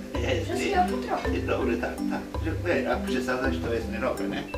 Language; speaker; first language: Polish; non-native, fluent; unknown